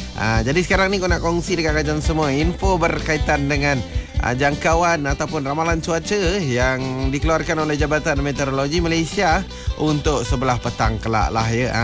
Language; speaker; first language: Malay; non-native, local second language; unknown